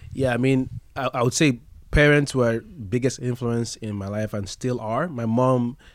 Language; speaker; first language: English; non-native, local second language; Yoruba